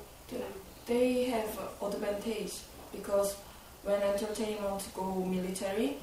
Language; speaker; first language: English; non-native, learner; Korean